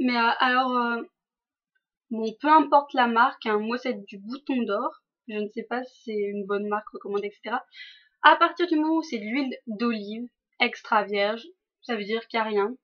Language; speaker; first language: French; native; French